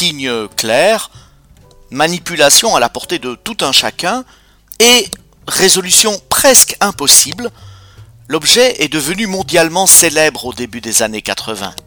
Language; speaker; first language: French; native; French